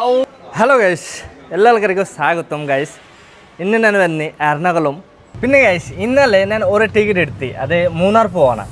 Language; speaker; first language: Malayalam; non-native, learner; Bangla